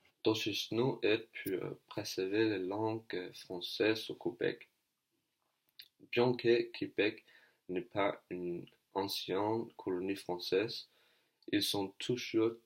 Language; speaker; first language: French; non-native, learner; Danish